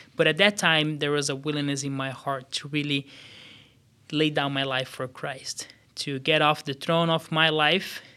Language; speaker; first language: English; non-native, fluent; Portuguese